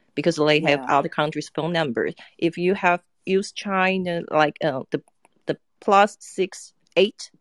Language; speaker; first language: English; non-native, fluent; Chinese